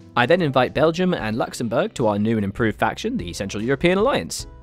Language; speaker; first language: English; native; English